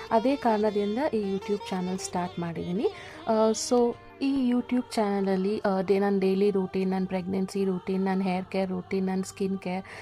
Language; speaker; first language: Kannada; native; Kannada